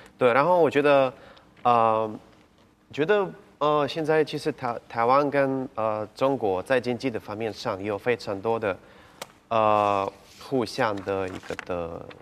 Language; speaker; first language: Chinese; non-native, fluent; Ukrainian